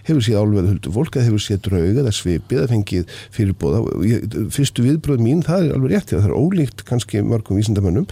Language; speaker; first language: Icelandic; native; Icelandic